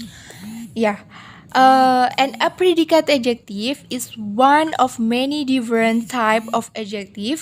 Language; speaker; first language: English; non-native, learner; Indonesian